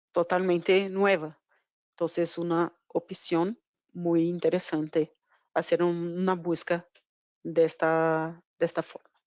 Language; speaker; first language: Spanish; non-native, fluent; Portuguese